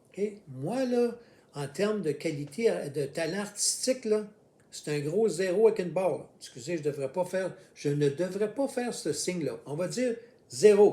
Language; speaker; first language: French; native; French